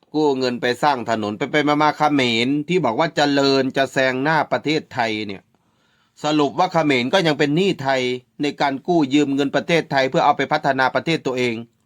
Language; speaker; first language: Thai; native; Thai